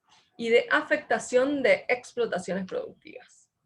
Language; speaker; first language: Spanish; native; Spanish